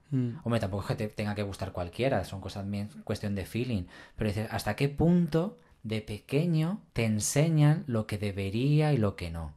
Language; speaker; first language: Spanish; native; Spanish